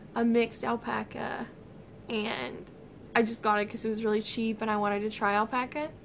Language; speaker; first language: English; native; English